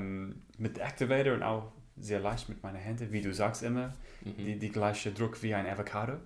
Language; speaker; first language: German; non-native, learner; English